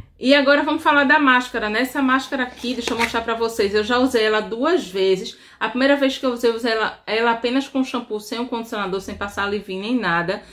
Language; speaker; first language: Portuguese; native; Portuguese